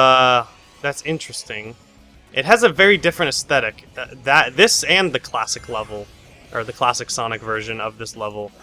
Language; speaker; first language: English; native; English